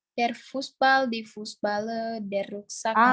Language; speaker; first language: German; non-native, learner; Indonesian